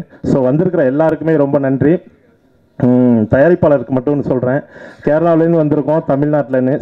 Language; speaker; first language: Tamil; native; Tamil